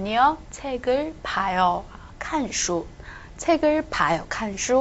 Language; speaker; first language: Korean; non-native, fluent; Chinese